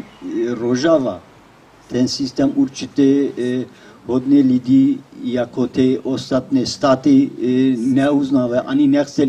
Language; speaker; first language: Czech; non-native, learner; Kurdish